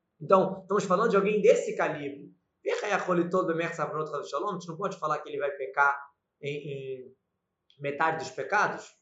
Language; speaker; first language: Portuguese; native; Portuguese